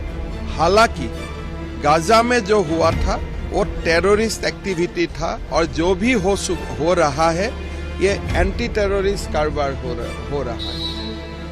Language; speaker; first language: Hindi; non-native, local second language; Assamese